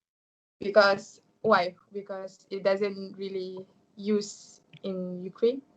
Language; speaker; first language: English; non-native, local second language; Malay